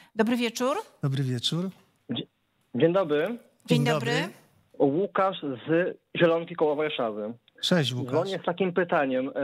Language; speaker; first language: Polish; native; Polish